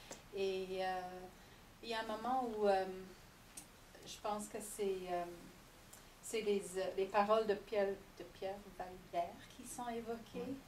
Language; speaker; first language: French; non-native, fluent; English